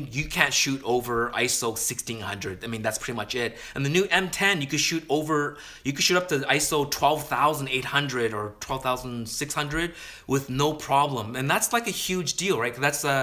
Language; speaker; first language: English; native; English